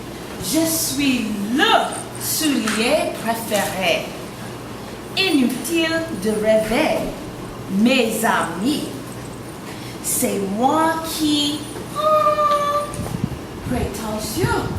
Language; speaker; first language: French; non-native, fluent; English